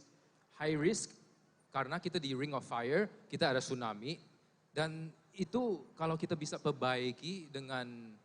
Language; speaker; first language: Indonesian; non-native, fluent; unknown